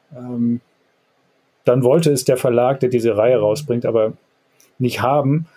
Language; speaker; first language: German; native; German